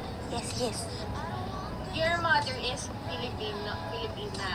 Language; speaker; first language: English; non-native, local second language; Filipino